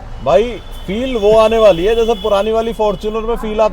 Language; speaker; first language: Hindi; native; Hindi